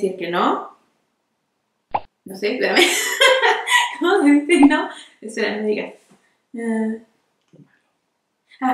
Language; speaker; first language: Spanish; native; Spanish